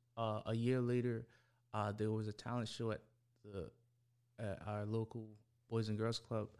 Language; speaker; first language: English; early bilingual, other home language; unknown